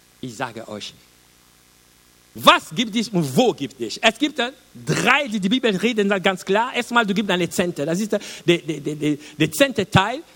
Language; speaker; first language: German; non-native, learner; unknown